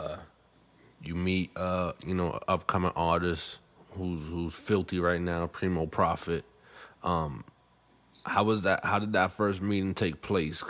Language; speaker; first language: English; non-native, fluent; Spanish